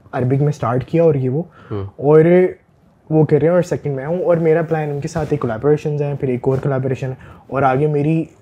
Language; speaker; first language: Urdu; early bilingual, heritage; Urdu